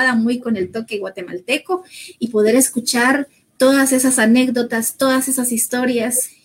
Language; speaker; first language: Spanish; native; Spanish